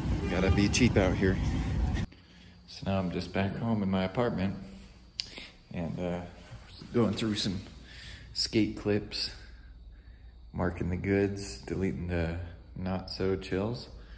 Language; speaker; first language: English; native; English